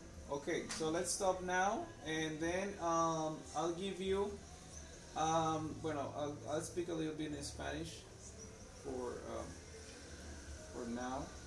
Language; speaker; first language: English; non-native, fluent; Spanish